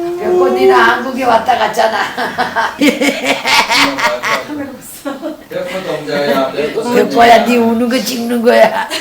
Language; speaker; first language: Korean; native; Korean